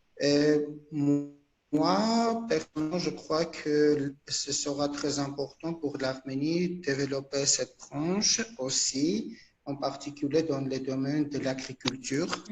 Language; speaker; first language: French; non-native, fluent; Armenian